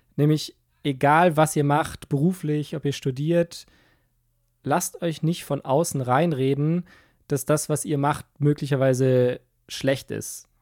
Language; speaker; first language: German; native; German